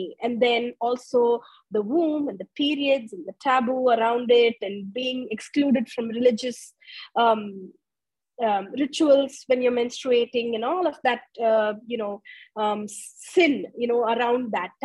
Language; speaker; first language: English; non-native, local second language; Tamil